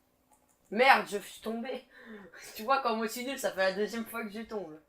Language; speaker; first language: French; native; French